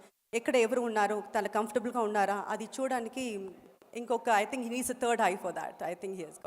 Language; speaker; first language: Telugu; non-native, learner; Tamil